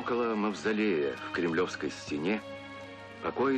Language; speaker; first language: Russian; native; Russian